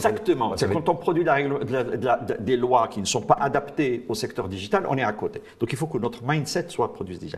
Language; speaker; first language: French; non-native, local second language; Arabic